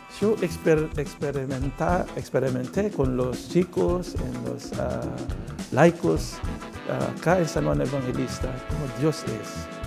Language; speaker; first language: Spanish; non-native, learner; Filipino